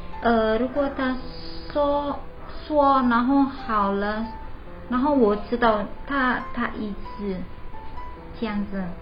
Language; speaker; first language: Chinese; non-native, learner; Indonesian